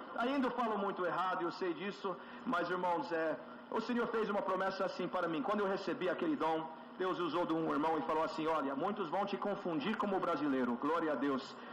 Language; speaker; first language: Portuguese; non-native, fluent; English